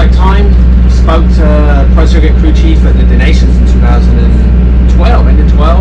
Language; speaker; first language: English; native; English